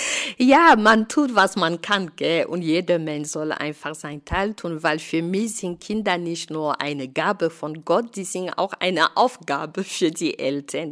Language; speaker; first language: German; non-native, fluent; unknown